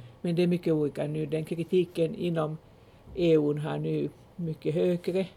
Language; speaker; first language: Swedish; non-native, local second language; Finnish